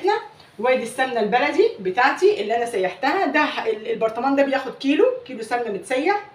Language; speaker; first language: Arabic; native; Arabic